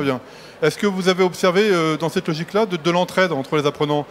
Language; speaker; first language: French; native; French